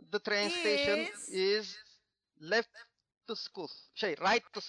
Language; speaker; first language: English; non-native, learner; Turkish